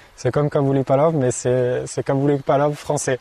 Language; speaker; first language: French; native; French